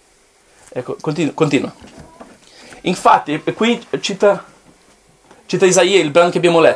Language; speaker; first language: Italian; non-native, fluent; Portuguese